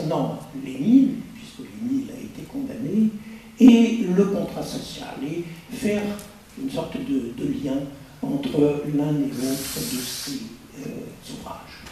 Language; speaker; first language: French; native; French